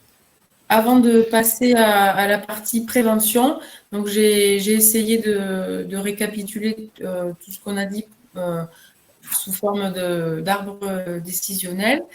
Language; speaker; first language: French; native; French